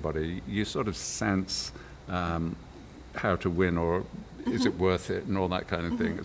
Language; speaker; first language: English; native; English